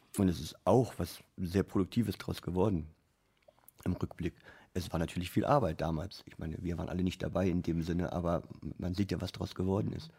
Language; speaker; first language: German; native; German